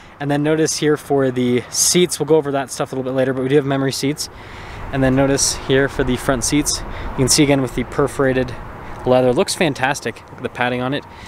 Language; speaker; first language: English; native; English